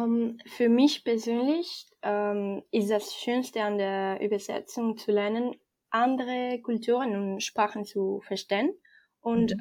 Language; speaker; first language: German; non-native, fluent; Spanish